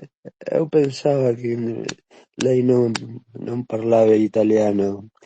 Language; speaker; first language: Italian; non-native, learner; Spanish